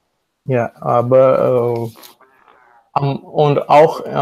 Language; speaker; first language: German; non-native, learner; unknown